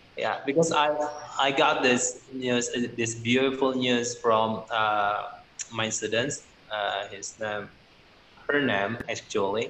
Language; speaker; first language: English; non-native, fluent; Indonesian